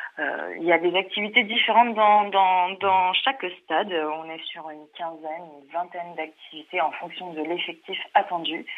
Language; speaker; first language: French; native; French